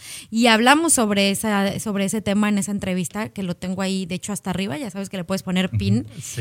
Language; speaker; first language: Spanish; native; Spanish